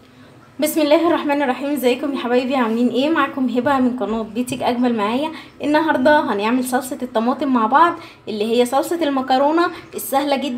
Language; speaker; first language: Arabic; native; Arabic